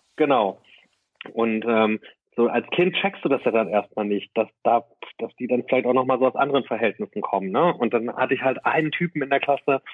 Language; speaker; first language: German; native; German